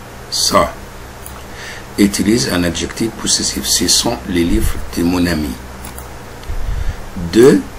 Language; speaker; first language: French; non-native, fluent; Arabic